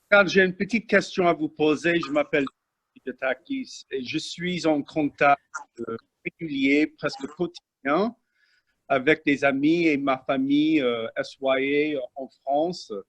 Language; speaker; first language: French; non-native, fluent; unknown